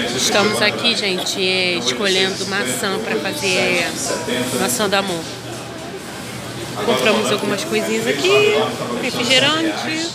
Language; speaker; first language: Portuguese; native; Portuguese